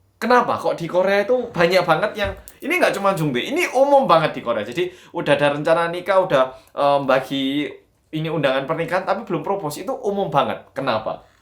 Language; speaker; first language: Indonesian; early bilingual, other home language; Korean